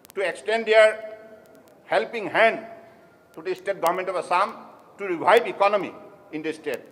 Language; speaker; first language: English; non-native, local second language; Assamese